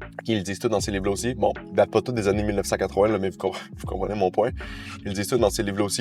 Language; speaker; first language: French; native; French